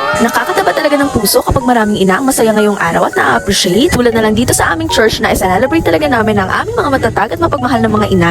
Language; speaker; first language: Filipino; non-native, local second language; Hiligaynon